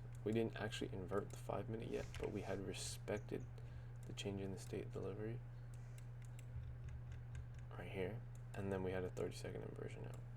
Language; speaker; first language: English; native; English